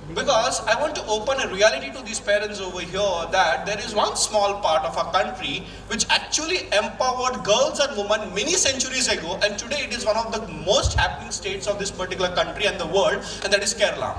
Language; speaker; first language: English; non-native, local second language; Malayalam